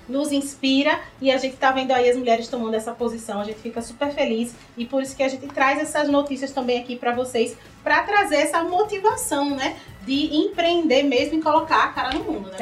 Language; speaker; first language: Portuguese; native; Portuguese